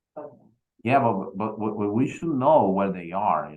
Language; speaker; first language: English; non-native, fluent; Spanish